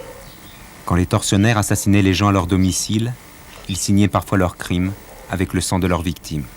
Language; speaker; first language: French; native; French